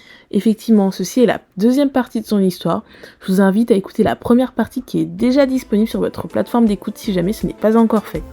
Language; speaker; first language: French; native; French